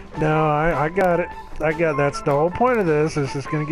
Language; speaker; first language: English; native; English